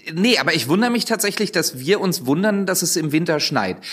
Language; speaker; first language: German; native; German